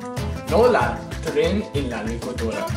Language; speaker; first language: Spanish; non-native, learner; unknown